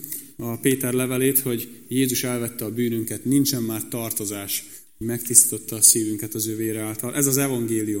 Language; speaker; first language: Hungarian; native; Hungarian